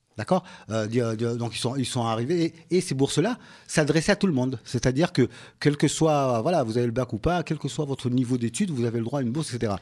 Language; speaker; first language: French; early bilingual, other home language; Ngazidja Comorian